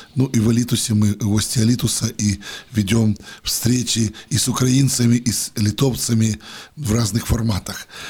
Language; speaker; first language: Russian; native; Russian